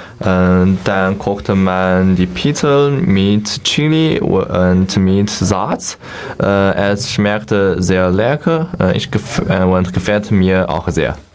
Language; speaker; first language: German; non-native, learner; Chinese